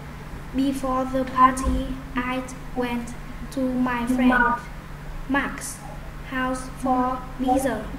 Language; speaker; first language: English; non-native, learner; Vietnamese